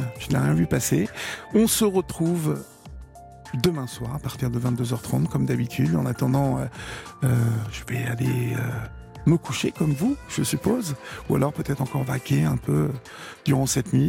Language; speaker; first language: French; native; French